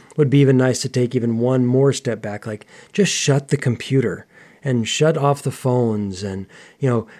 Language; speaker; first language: English; native; English